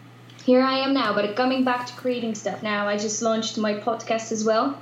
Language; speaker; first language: English; non-native, fluent; Polish